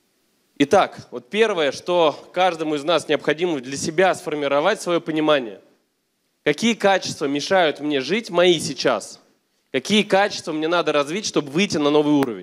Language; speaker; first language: Russian; native; Russian